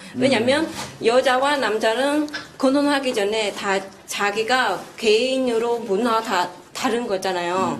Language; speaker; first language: Korean; non-native, fluent; Vietnamese